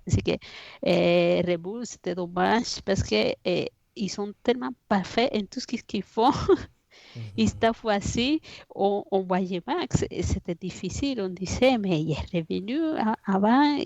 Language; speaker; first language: French; non-native, fluent; Spanish